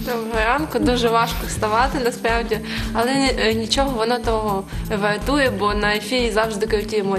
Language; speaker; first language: Ukrainian; native; Ukrainian